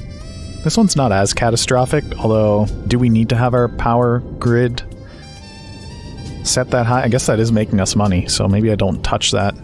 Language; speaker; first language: English; native; English